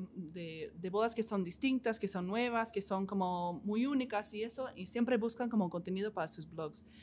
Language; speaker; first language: Spanish; non-native, fluent; English